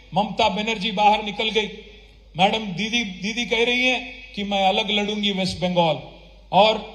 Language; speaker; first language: Hindi; non-native, local second language; Telugu